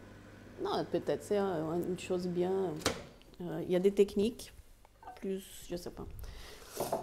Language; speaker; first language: French; non-native, fluent; Portuguese